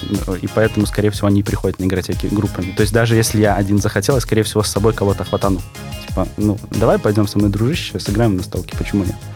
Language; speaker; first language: Russian; native; Russian